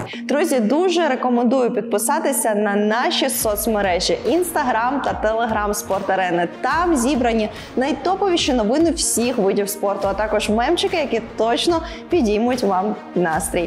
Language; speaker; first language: Ukrainian; native; Ukrainian